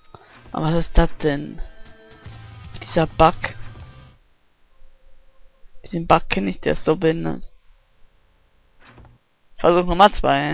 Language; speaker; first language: German; native; German